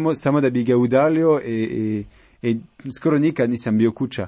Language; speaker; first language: Croatian; non-native, learner; French